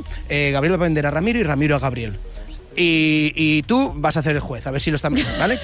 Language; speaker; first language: Spanish; native; Spanish